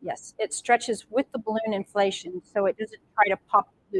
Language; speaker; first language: English; native; English